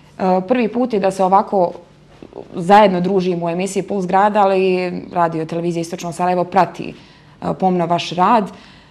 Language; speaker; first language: Bosnian; native; Bosnian